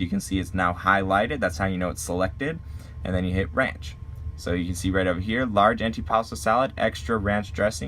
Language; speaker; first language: English; native; English